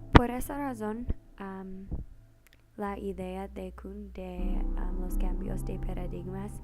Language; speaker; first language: Spanish; non-native, learner; English